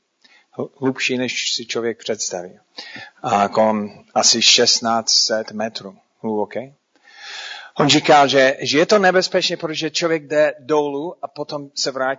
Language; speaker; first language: Czech; non-native, fluent; English